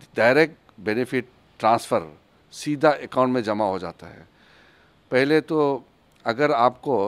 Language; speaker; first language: Hindi; native; Hindi